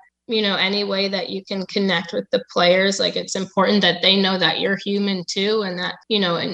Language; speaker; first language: English; native; English